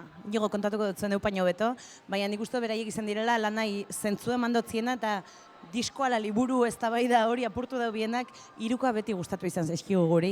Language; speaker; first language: Basque; native; Basque